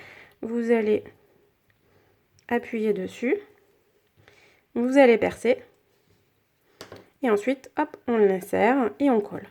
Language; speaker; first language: French; native; French